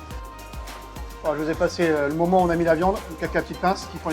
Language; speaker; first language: French; native; French